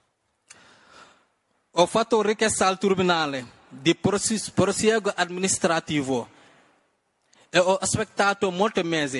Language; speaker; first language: Italian; non-native, learner; Wolof